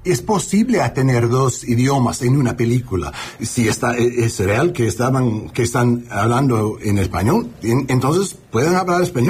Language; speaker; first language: Spanish; early bilingual, heritage; English